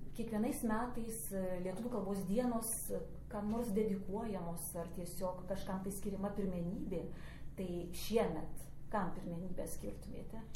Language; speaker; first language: Lithuanian; native; Lithuanian